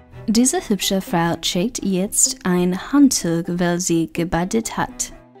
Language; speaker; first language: German; non-native, fluent; English